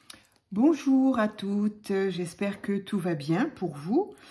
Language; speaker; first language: French; native; French